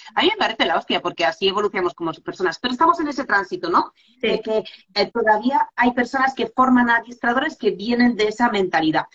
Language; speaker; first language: Spanish; non-native, fluent; Polish